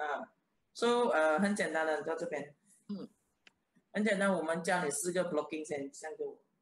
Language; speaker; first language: Chinese; native; Chinese